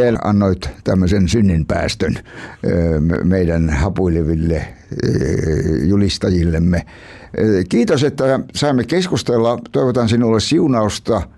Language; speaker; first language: Finnish; native; Finnish